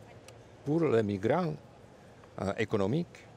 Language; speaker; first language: French; non-native, fluent; Czech